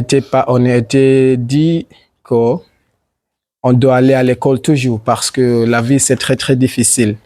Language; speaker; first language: French; non-native, learner; Swahili